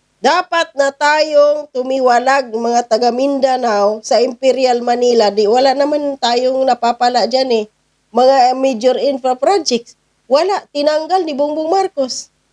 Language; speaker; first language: Filipino; non-native, local second language; Cebuano